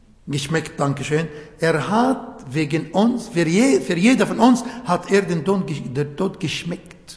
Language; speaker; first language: German; non-native, fluent; Arabic